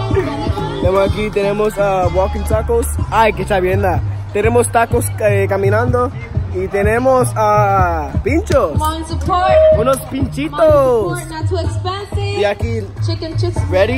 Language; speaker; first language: Spanish; early bilingual, heritage; English